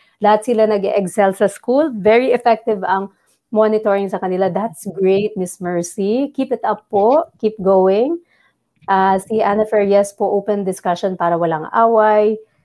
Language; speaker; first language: Filipino; non-native, local second language; Bikol